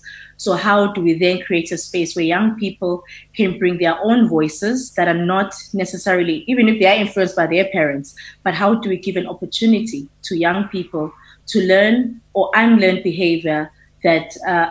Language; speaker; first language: English; non-native, local second language; Xhosa